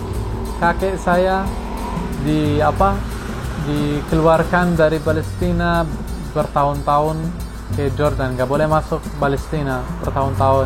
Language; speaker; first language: Indonesian; non-native, fluent; Arabic